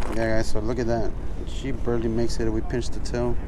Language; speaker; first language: English; native; English